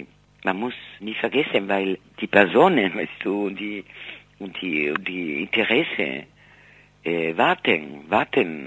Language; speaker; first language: German; non-native, fluent; Spanish